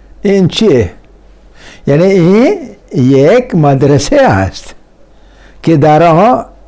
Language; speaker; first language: Persian; non-native, fluent; Urdu